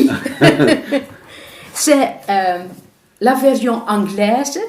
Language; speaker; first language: French; non-native, fluent; Dutch